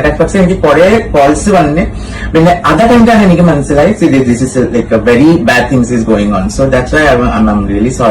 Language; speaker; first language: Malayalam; non-native, fluent; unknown